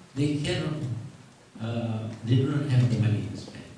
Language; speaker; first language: English; non-native, local second language; Malay